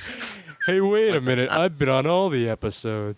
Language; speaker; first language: English; native; English